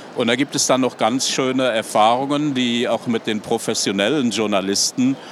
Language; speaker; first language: German; native; German